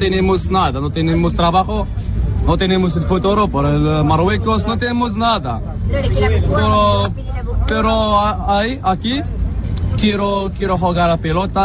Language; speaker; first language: Spanish; non-native, learner; Arabic